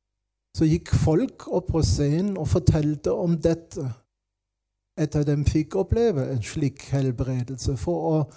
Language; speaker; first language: Norwegian; non-native, fluent; German